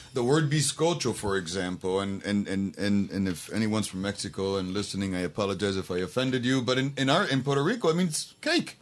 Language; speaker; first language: English; native; English